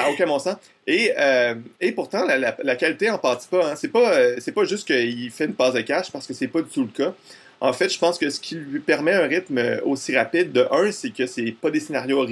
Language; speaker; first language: French; native; French